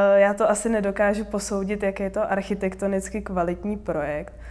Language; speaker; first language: Czech; native; Czech